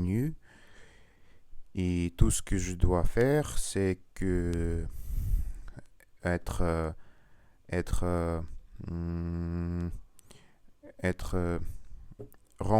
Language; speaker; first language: French; non-native, learner; Russian